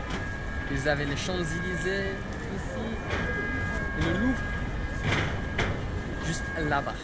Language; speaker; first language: French; non-native, fluent; English